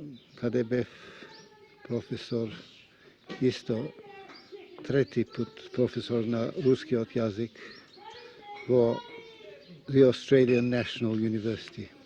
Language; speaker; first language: Macedonian; non-native, fluent; Russian